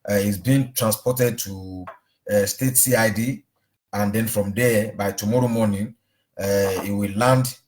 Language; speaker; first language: English; non-native, local second language; Yoruba